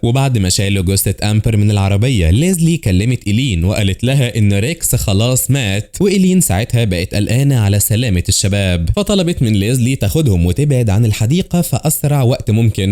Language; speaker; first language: Arabic; native; Arabic